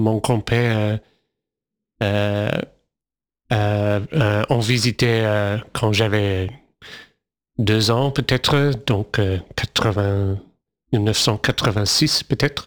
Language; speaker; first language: French; non-native, fluent; English